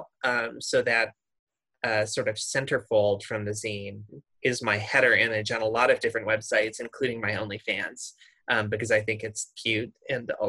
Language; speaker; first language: English; native; English